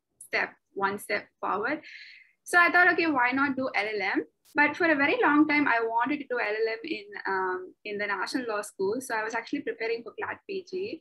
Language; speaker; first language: English; non-native, local second language; Tamil